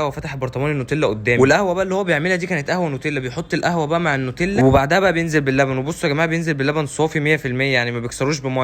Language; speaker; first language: Arabic; native; Arabic